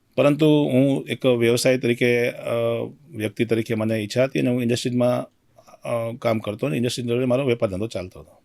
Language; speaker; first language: Gujarati; native; Gujarati